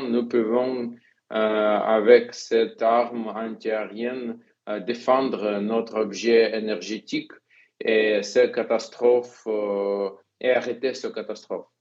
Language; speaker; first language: French; non-native, fluent; Ukrainian